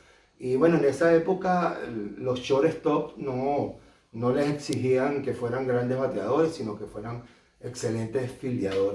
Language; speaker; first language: Spanish; native; Spanish